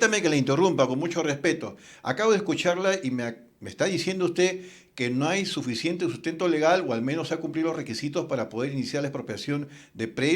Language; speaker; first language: Spanish; native; Spanish